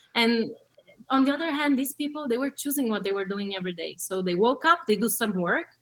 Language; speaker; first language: English; early bilingual, other home language; Portuguese